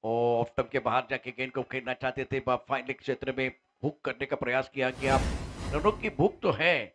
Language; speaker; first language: Hindi; non-native, local second language; Marathi